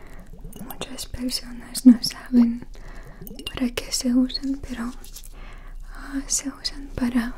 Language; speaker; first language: Spanish; non-native, learner; Russian